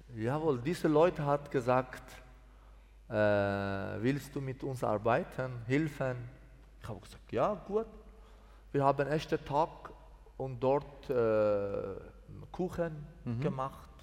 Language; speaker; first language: German; non-native, learner; Persian